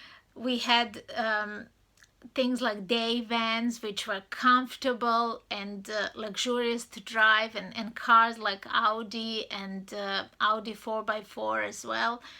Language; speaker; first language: English; non-native, fluent; Serbian